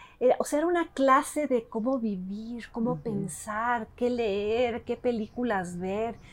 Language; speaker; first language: Spanish; early bilingual, other home language; English